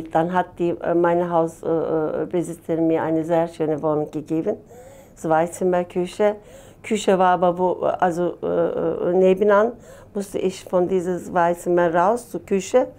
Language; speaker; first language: German; non-native, learner; Turkish